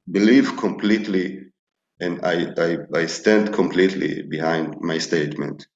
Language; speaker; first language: English; non-native, fluent; Hebrew